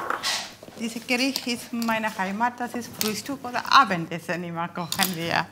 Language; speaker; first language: German; non-native, learner; Tamil